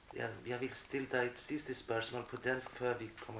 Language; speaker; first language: Danish; non-native, fluent; Kurdish